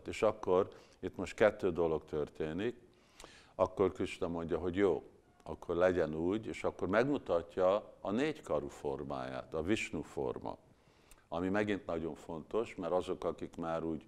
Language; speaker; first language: Hungarian; early bilingual, heritage; Hungarian